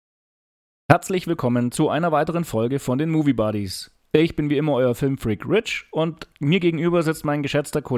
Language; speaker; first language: German; native; German